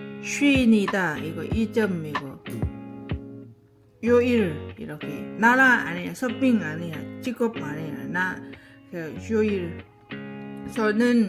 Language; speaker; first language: Korean; non-native, learner; Lao